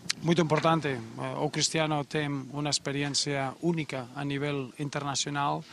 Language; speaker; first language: Portuguese; non-native, learner; Spanish